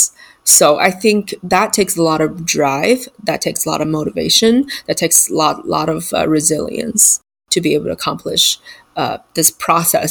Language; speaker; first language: English; non-native, fluent; Chinese